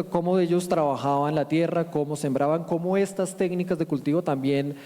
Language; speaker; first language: Spanish; native; Spanish